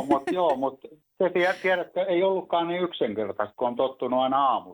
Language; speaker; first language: Finnish; native; Finnish